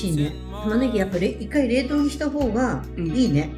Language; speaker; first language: Japanese; native; Japanese